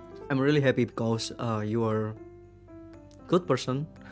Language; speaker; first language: English; non-native, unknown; Indonesian